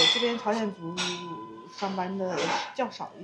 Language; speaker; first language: Chinese; native; Chinese